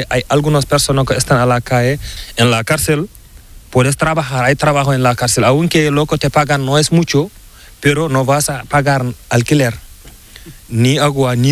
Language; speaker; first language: Spanish; non-native, learner; Fula